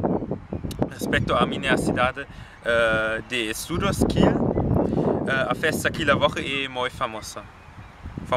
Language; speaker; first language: Galician; non-native, learner; German